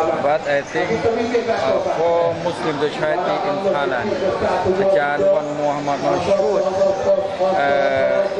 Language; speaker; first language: English; non-native, learner; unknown